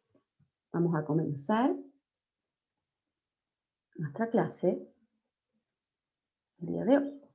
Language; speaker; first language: Spanish; native; Spanish